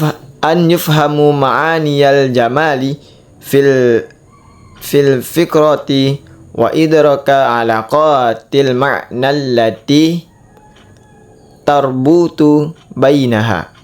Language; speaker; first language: Arabic; non-native, learner; Indonesian